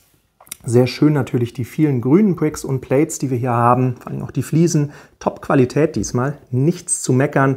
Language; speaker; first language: German; native; German